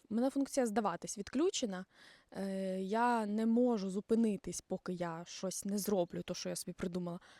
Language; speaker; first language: Ukrainian; non-native, local second language; Russian